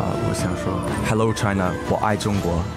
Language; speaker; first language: Chinese; early bilingual, heritage; English